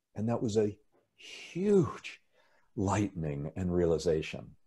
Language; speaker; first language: English; native; English